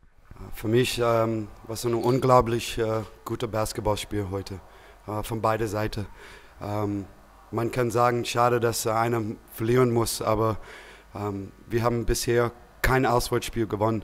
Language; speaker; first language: German; non-native, fluent; English